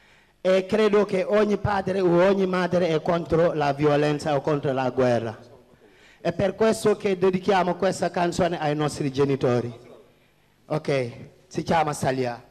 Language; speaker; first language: Italian; non-native, fluent; Wolof